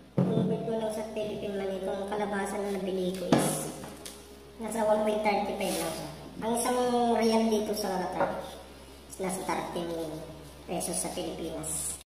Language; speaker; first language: Filipino; non-native, local second language; Iloko